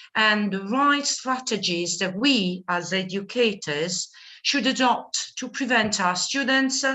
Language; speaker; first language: English; non-native, fluent; Italian